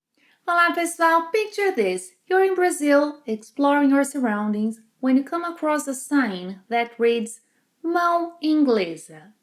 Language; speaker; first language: English; non-native, fluent; Portuguese